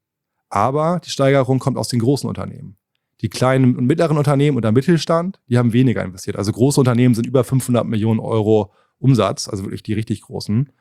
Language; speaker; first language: German; native; German